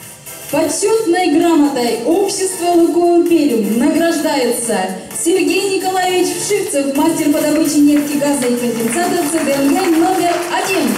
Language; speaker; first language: Russian; native; Russian